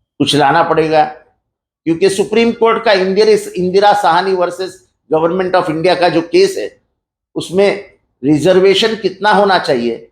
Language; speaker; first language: Hindi; native; Hindi